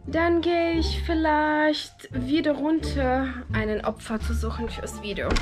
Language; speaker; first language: German; non-native, fluent; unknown